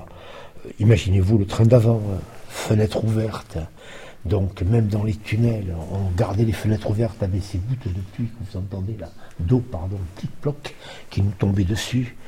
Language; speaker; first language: French; native; French